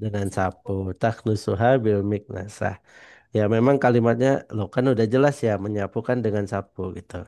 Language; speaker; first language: Indonesian; non-native, fluent; Banjar